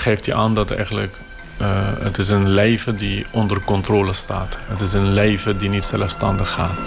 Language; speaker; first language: Dutch; non-native, fluent; Kurdish